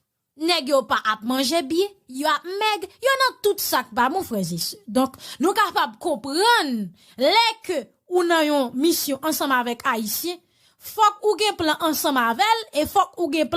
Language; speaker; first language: Haitian Creole; native; Haitian Creole